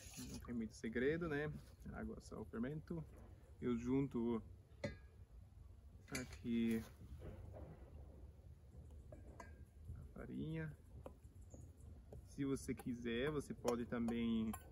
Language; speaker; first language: Portuguese; non-native, fluent; German